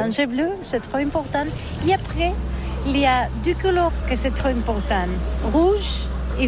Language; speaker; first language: French; non-native, learner; Catalan